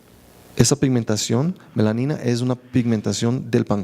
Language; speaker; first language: Spanish; native; Spanish